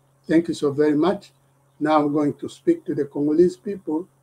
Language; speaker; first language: English; non-native, fluent; Lingala